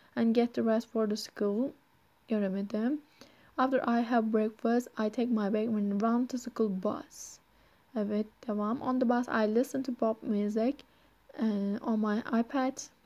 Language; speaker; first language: English; non-native, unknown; Turkish